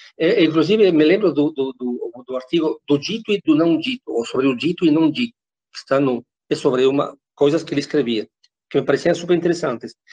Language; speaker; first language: Portuguese; non-native, fluent; Spanish